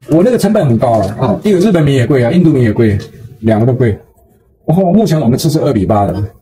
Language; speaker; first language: Chinese; native; Chinese